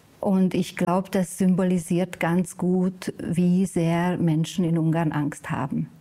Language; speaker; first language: German; non-native, fluent; Hungarian